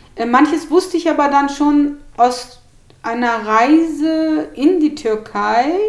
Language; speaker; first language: German; early bilingual, other home language; Turkish